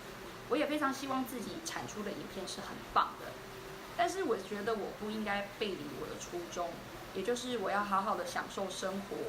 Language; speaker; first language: Chinese; native; Chinese